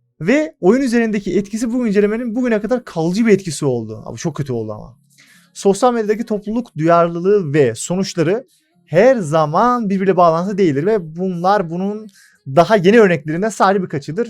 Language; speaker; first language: Turkish; native; Turkish